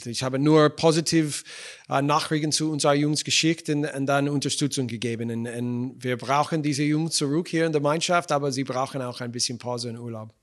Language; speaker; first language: German; non-native, fluent; English